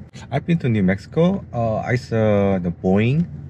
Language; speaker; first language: English; non-native, learner; Korean